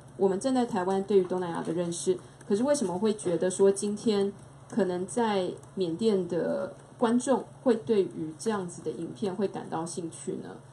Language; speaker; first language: Chinese; native; Chinese